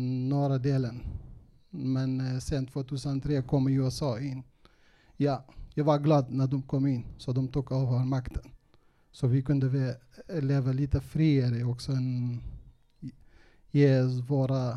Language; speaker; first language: Swedish; non-native, local second language; Kurdish